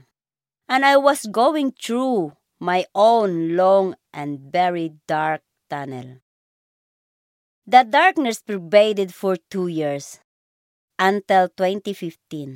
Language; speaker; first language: English; non-native, local second language; Cebuano